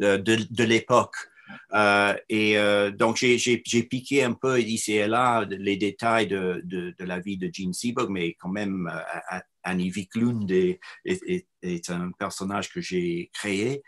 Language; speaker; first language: French; non-native, fluent; English